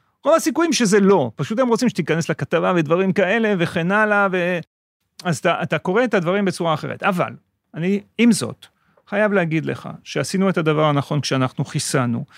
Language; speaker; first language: Hebrew; non-native, fluent; French